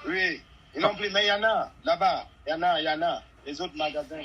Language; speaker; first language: French; non-native, learner; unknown